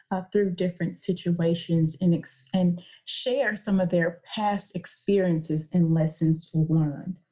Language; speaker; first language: English; native; English